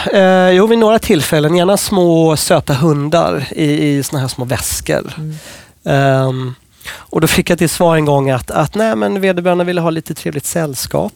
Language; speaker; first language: Swedish; non-native, fluent; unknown